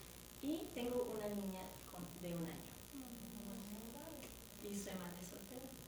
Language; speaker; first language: Spanish; non-native, fluent; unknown